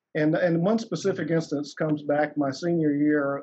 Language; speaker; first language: English; native; English